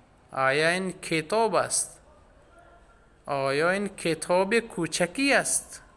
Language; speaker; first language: Persian; non-native, fluent; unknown